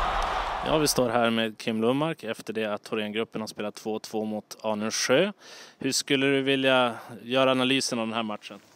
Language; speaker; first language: Swedish; native; Swedish